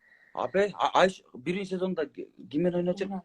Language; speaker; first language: Turkish; non-native, learner; Kyrgyz